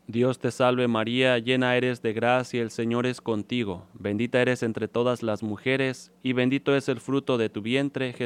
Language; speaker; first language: Spanish; native; Spanish